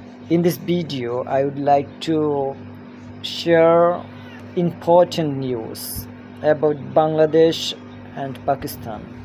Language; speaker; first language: English; non-native, local second language; Bangla